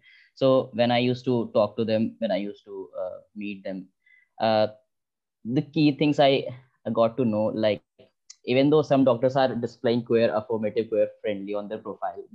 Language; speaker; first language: English; non-native, local second language; Hindi